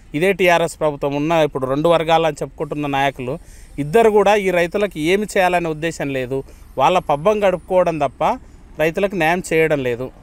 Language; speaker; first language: Telugu; native; Telugu